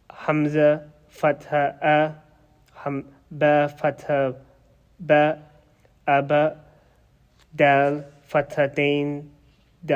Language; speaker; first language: Arabic; non-native, learner; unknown